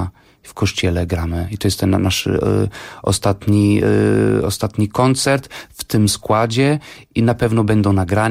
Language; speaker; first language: Polish; non-native, fluent; Portuguese